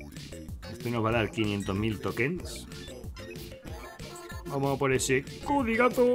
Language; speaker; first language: Spanish; native; Spanish